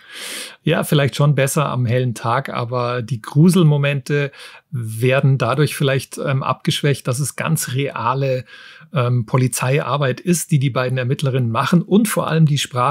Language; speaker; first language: German; native; German